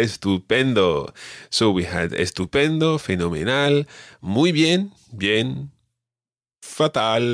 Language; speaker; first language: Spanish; non-native, fluent; English